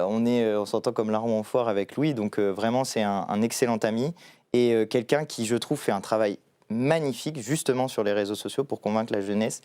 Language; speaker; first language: French; native; French